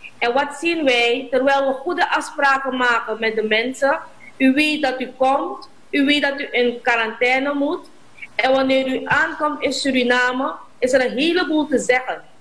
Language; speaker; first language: Dutch; native; Dutch